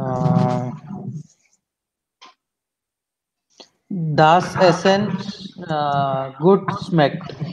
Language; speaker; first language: German; non-native, learner; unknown